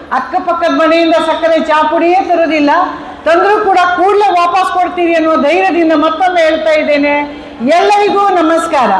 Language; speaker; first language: Kannada; non-native, local second language; Konkani